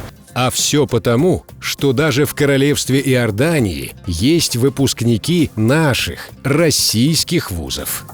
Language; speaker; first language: Russian; native; Russian